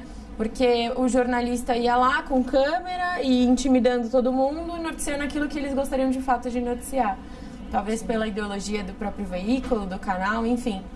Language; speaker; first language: Portuguese; native; Portuguese